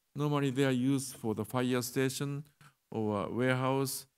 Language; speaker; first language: English; non-native, learner; Japanese